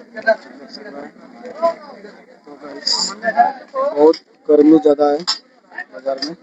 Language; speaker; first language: Hindi; non-native, local second language; Bangla